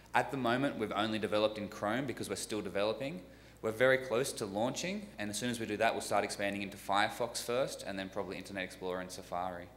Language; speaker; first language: English; native; English